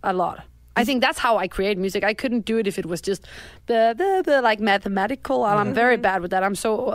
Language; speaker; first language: English; non-native, fluent; Danish